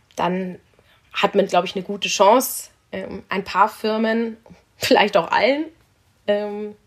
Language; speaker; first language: German; native; German